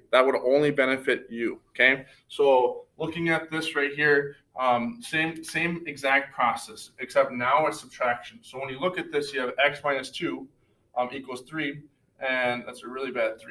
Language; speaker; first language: English; native; English